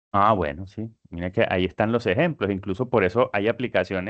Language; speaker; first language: Spanish; native; Spanish